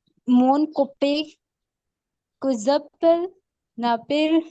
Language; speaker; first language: French; non-native, learner; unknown